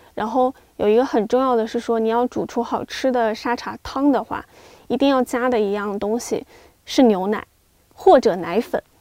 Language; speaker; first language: Chinese; native; Chinese